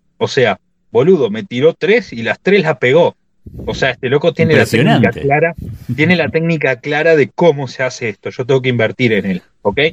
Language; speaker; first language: Spanish; native; Spanish